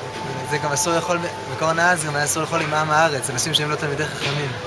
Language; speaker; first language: Hebrew; native; Hebrew